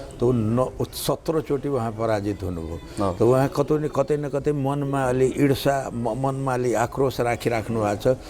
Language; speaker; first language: Nepali; non-native, local second language; Maithili